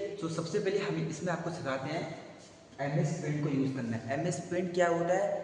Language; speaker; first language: Hindi; native; Hindi